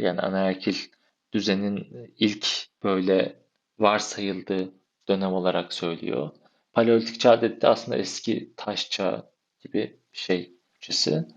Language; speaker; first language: Turkish; native; Turkish